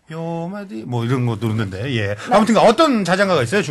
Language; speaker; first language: Korean; native; Korean